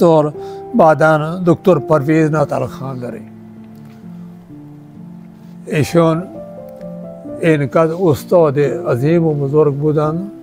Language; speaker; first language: Persian; non-native, fluent; Punjabi